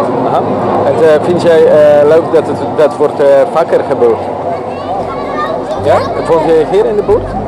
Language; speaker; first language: Dutch; non-native, learner; Polish